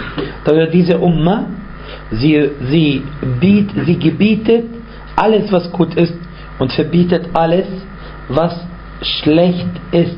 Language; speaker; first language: German; non-native, fluent; Arabic